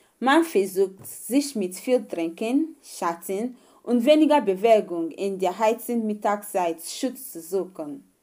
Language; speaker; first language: German; non-native, fluent; Igbo